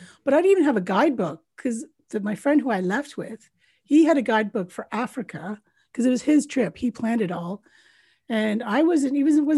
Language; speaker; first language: English; native; English